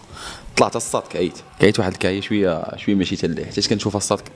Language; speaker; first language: Arabic; native; Arabic